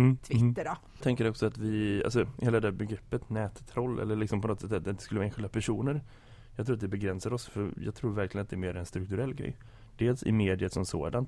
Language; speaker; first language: Swedish; native; Swedish